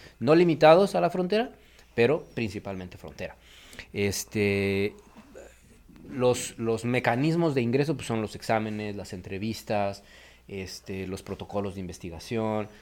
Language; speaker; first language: Spanish; native; Spanish